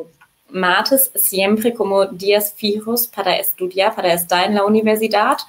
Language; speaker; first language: Spanish; non-native, fluent; German